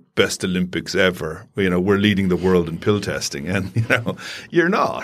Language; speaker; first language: English; native; English